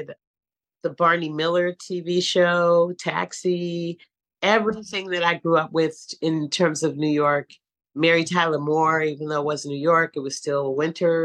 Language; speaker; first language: English; native; English